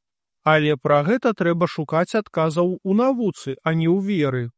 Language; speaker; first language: Belarusian; native; Belarusian